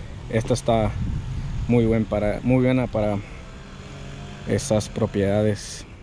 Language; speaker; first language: Spanish; early bilingual, heritage; Spanish